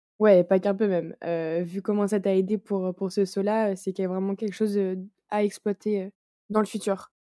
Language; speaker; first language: French; native; French